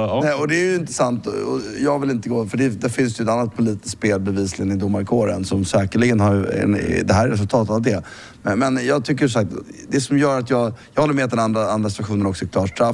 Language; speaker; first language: Swedish; native; Swedish